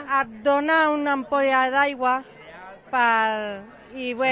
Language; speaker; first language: Catalan; non-native, local second language; Spanish